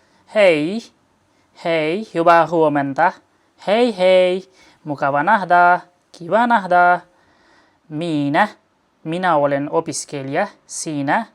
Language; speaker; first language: Finnish; non-native, learner; Nepali